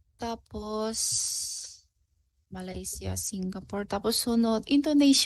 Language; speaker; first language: Filipino; non-native, learner; Chinese